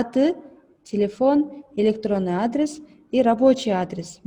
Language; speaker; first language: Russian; non-native, local second language; Kyrgyz